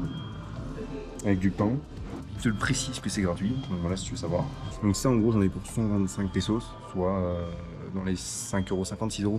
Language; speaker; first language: French; native; French